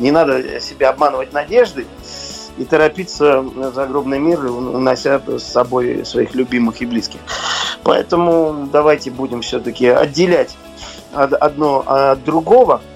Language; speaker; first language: Russian; native; Russian